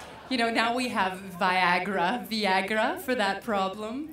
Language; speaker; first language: English; native; English